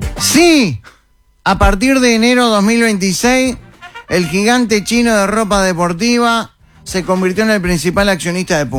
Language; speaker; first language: Spanish; native; Spanish